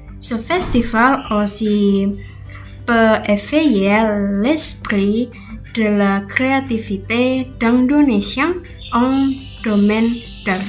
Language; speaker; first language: French; non-native, learner; Indonesian